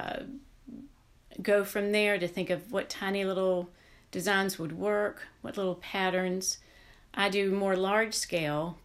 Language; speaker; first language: English; native; English